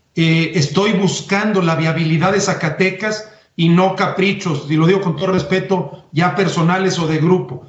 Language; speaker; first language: Spanish; native; Spanish